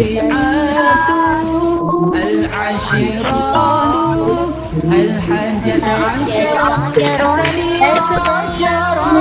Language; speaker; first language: Arabic; non-native, learner; Malay